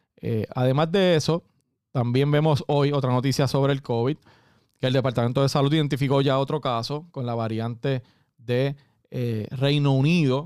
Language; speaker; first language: Spanish; native; Spanish